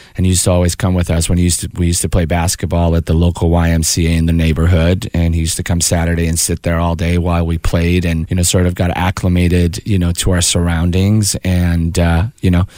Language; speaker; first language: English; early bilingual, other home language; Persian